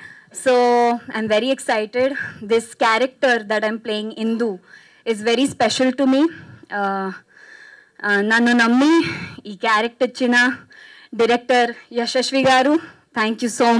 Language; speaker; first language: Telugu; non-native, fluent; Hindi